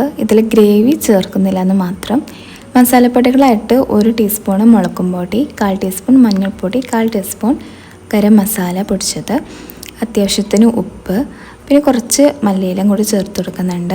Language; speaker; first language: Malayalam; native; Malayalam